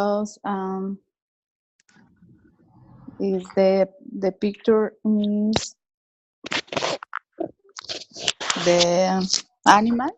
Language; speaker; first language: English; non-native, learner; Spanish